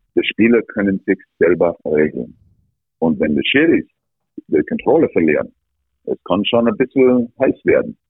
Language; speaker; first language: German; non-native, fluent; English